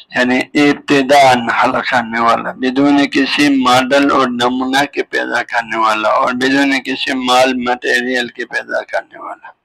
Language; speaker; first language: Urdu; non-native, local second language; Balti